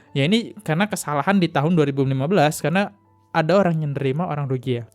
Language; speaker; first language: Indonesian; native; Indonesian